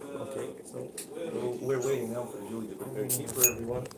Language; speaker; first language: English; non-native, learner; Russian